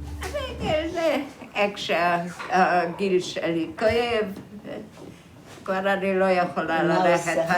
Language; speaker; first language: Hebrew; non-native, fluent; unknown